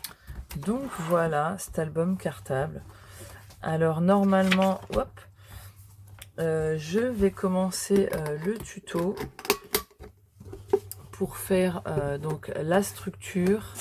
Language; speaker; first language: French; native; French